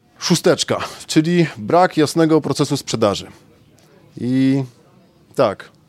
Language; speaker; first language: Polish; native; Polish